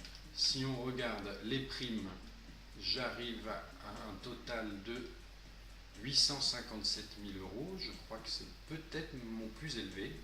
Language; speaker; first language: French; native; French